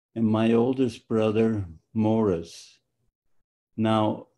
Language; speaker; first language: English; non-native, fluent; Polish